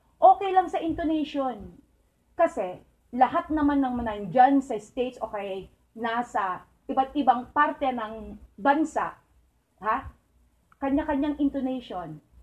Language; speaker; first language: Filipino; non-native, local second language; Iloko